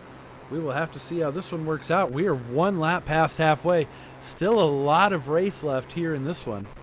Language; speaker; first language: English; native; English